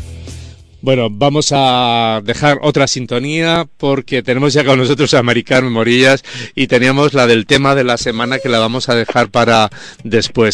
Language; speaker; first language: Spanish; native; Spanish